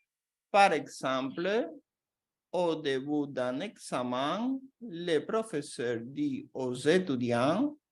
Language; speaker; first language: French; non-native, fluent; Portuguese